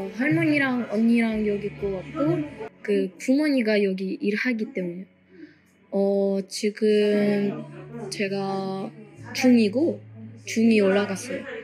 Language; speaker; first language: Korean; early bilingual, other home language; Russian